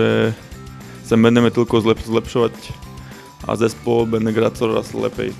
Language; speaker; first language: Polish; non-native, learner; Slovak